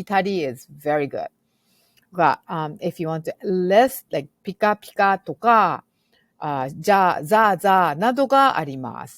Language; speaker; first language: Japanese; non-native, fluent; English